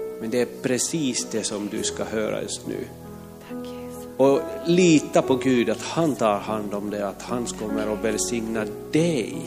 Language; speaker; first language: Swedish; non-native, fluent; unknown